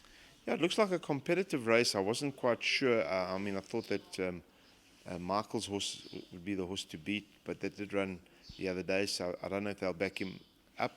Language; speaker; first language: English; native; English